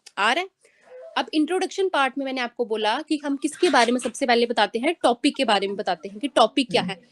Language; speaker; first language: Hindi; native; Hindi